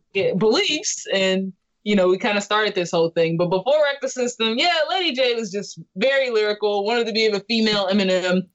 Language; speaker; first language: English; native; English